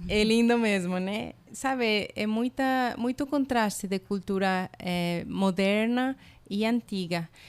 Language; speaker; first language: Portuguese; non-native, fluent; Spanish